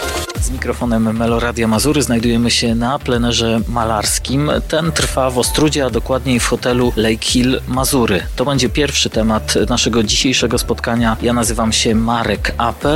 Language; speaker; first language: Polish; native; Polish